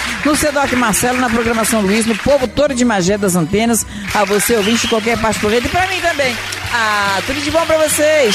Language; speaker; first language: Portuguese; native; Portuguese